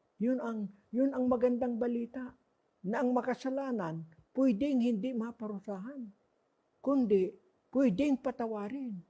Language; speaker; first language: Filipino; non-native, local second language; Cebuano